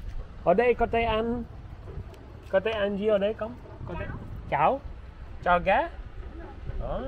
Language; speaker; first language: Vietnamese; non-native, learner; French